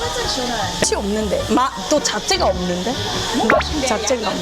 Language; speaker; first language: Korean; non-native, learner; Japanese